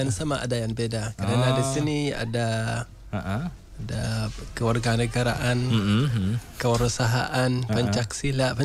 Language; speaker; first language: Indonesian; non-native, learner; Hausa